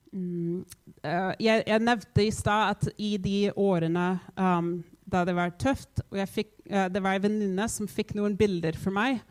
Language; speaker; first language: Norwegian; non-native, fluent; English